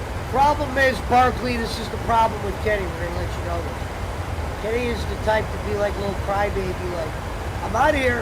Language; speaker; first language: English; native; English